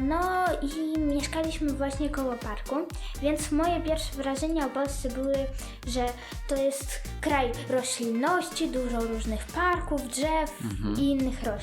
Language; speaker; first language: Polish; early bilingual, other home language; Ukrainian